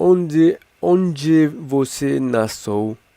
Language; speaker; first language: Portuguese; non-native, learner; French